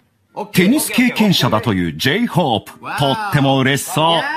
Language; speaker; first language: Japanese; native; Japanese